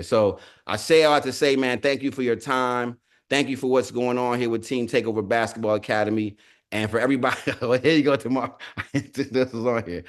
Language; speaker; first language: English; native; English